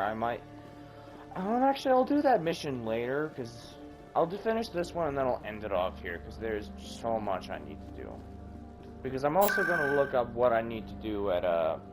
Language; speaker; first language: English; native; English